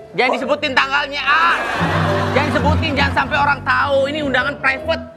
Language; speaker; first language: Indonesian; native; Indonesian